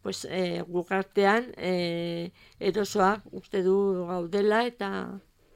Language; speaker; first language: Basque; non-native, learner; Spanish